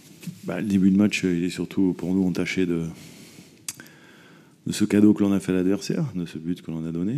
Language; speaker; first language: French; native; French